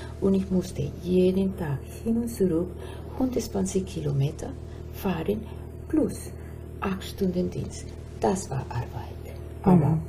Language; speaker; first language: German; non-native, fluent; Spanish